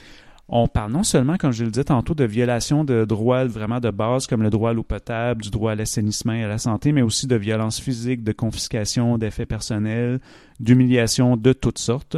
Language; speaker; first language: French; native; French